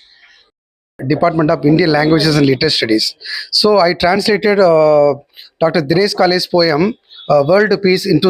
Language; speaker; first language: English; non-native, local second language; Tamil